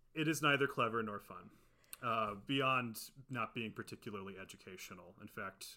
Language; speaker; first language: English; native; English